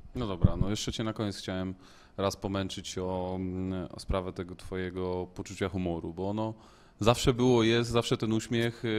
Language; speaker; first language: Polish; native; Polish